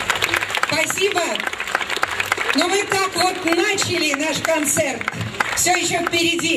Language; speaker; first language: Russian; native; Russian